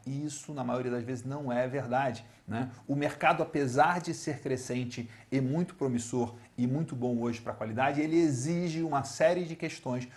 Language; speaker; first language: Portuguese; native; Portuguese